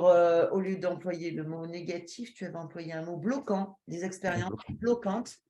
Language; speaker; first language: French; native; French